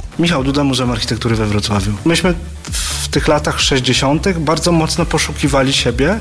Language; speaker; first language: Polish; native; Polish